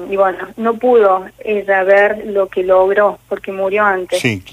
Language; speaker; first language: Spanish; native; Spanish